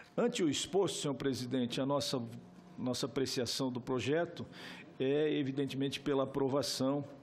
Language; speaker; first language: Portuguese; native; Portuguese